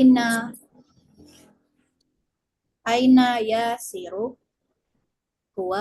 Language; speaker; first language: Arabic; non-native, learner; Indonesian